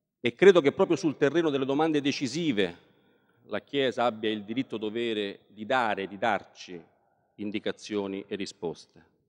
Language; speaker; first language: Italian; native; Italian